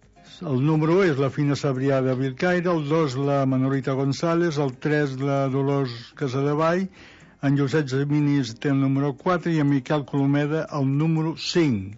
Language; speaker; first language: Catalan; native; Catalan